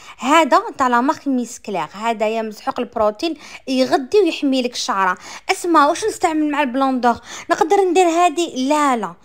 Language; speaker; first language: Arabic; native; Arabic